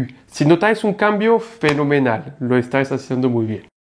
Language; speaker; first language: Spanish; non-native, fluent; French